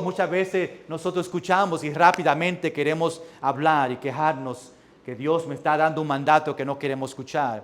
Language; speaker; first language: Spanish; early bilingual, heritage; English